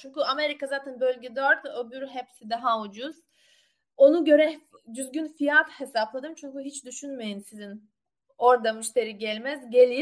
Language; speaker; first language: Turkish; non-native, learner; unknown